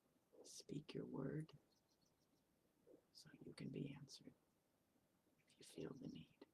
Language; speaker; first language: English; native; English